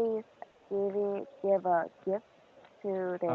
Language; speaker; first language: English; non-native, learner; Korean